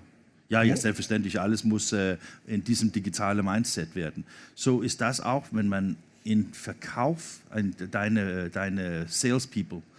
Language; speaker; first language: German; non-native, learner; Danish